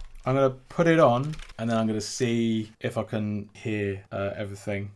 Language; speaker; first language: English; native; English